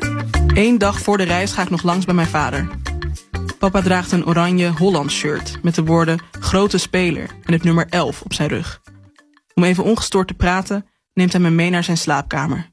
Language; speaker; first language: Dutch; native; Dutch